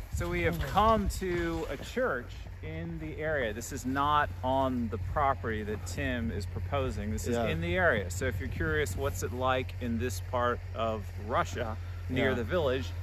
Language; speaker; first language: English; native; English